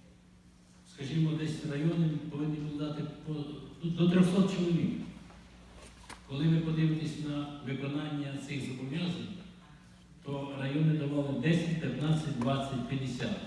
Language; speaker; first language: Ukrainian; native; Ukrainian